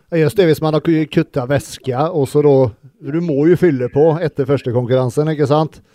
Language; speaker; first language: Norwegian; native; Norwegian